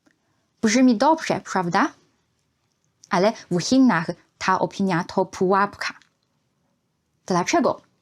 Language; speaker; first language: Polish; non-native, fluent; Chinese